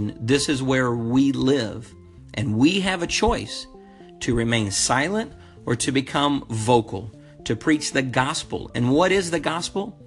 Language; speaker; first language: English; native; English